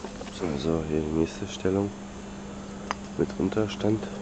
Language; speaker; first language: German; native; German